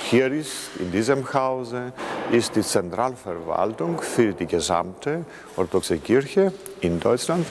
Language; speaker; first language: German; non-native, fluent; Greek